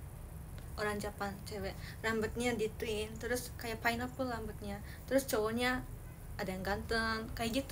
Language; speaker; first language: Indonesian; early bilingual, heritage; Indonesian